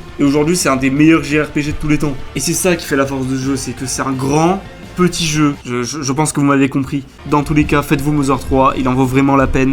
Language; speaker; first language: French; native; French